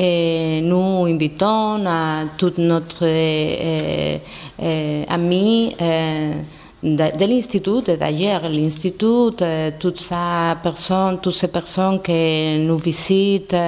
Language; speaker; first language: French; non-native, learner; Spanish